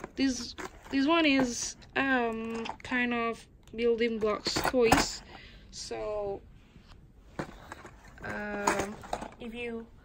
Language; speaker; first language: English; non-native, learner; Indonesian